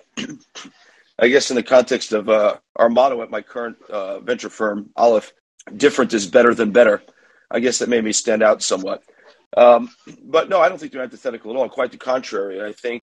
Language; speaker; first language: English; native; English